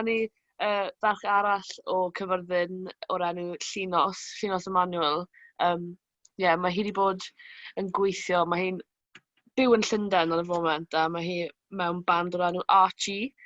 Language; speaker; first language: Welsh; native; Welsh